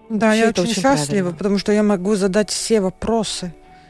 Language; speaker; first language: Russian; non-native, local second language; Latvian